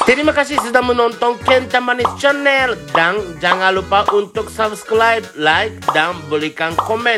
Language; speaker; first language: Indonesian; non-native, learner; Japanese